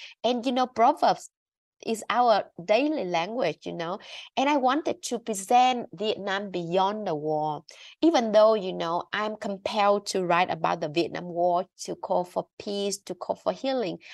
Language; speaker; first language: English; non-native, fluent; Vietnamese